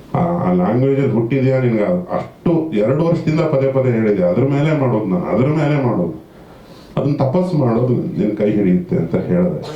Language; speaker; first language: Kannada; native; Kannada